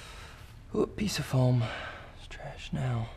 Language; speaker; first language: English; native; English